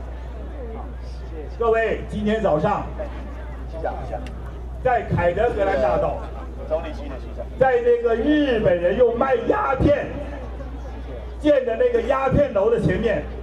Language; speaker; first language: Chinese; native; Chinese